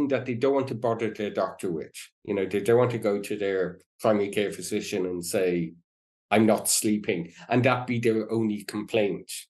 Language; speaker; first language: English; native; English